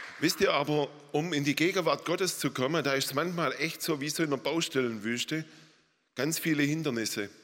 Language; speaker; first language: German; native; German